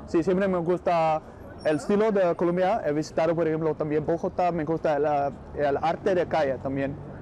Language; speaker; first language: Spanish; non-native, learner; Dutch